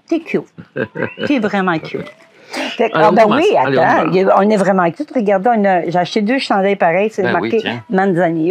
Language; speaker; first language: French; native; French